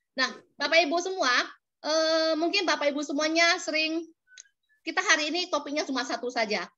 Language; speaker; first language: Indonesian; native; Indonesian